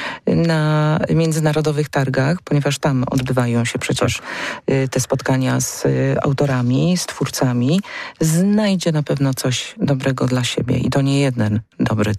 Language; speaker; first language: Polish; native; Polish